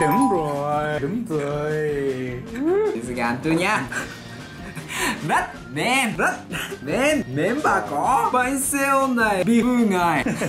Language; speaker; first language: Vietnamese; non-native, learner; Japanese